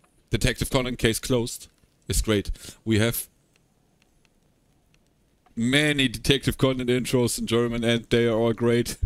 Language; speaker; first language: English; non-native, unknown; German